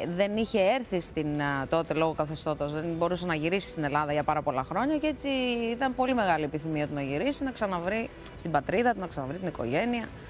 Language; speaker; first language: Greek; early bilingual, other home language; Russian